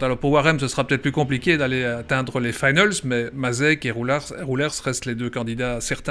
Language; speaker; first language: French; native; French